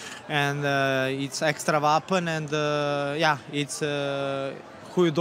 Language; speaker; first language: Dutch; non-native, learner; Serbian